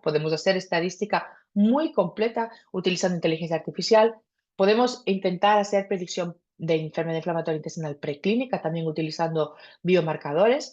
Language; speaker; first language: Spanish; native; Spanish